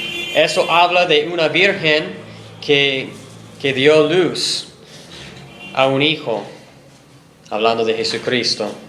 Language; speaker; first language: Spanish; non-native, fluent; English